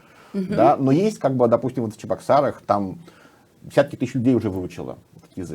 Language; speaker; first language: Russian; native; Russian